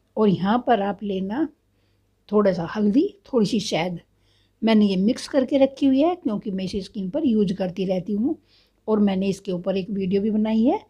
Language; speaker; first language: Hindi; native; Hindi